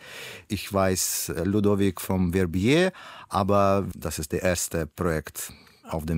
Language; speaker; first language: German; non-native, learner; Russian